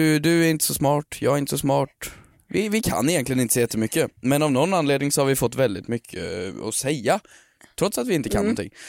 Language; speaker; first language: Swedish; native; Swedish